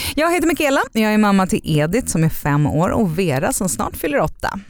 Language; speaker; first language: Swedish; native; Swedish